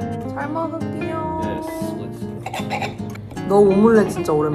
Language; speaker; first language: Korean; early bilingual, heritage; Korean